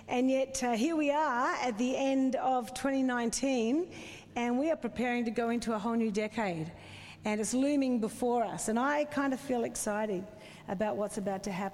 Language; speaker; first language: English; native; English